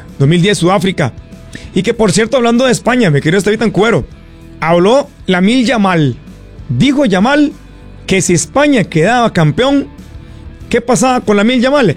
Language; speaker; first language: Spanish; native; Spanish